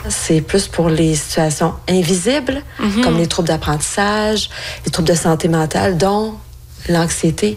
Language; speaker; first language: French; native; French